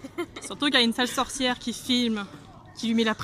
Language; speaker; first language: French; native; French